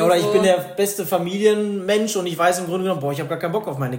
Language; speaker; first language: German; native; German